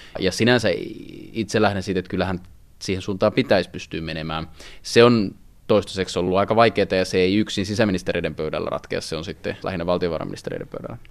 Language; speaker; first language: Finnish; native; Finnish